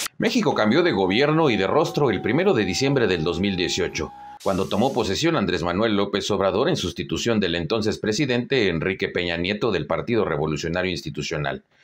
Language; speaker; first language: Spanish; native; Spanish